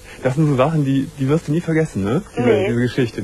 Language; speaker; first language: German; native; German